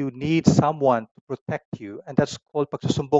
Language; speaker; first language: English; non-native, local second language; Filipino